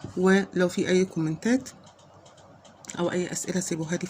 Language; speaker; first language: Arabic; native; Arabic